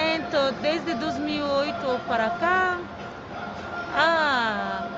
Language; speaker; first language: Portuguese; non-native, fluent; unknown